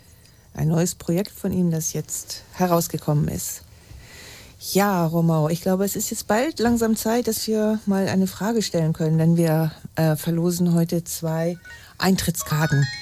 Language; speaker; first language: German; native; German